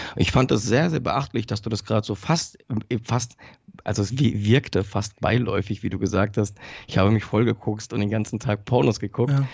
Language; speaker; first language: German; early bilingual, other home language; Polish